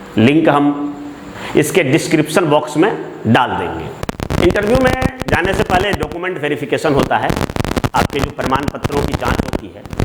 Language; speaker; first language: Hindi; native; Hindi